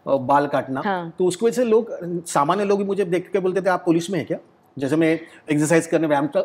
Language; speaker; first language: Hindi; non-native, local second language; Marathi